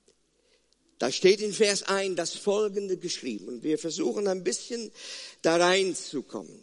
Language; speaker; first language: German; non-native, fluent; Afrikaans